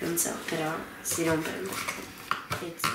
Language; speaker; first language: Italian; early bilingual, heritage; Italian